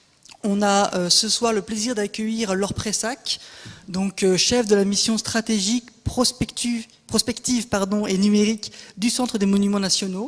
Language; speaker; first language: French; native; French